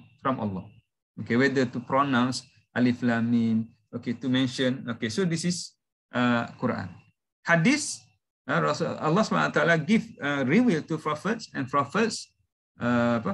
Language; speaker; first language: English; non-native, local second language; Malay